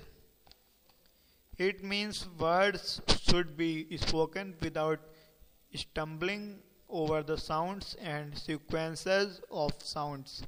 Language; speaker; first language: English; non-native, local second language; Hindi